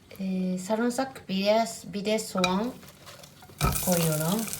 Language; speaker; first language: Turkish; non-native, fluent; Japanese